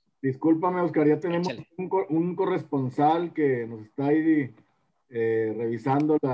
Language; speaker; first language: Spanish; native; Spanish